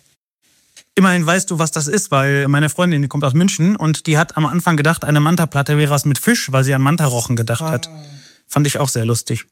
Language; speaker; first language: German; native; German